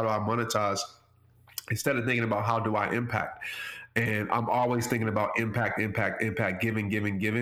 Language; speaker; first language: English; native; English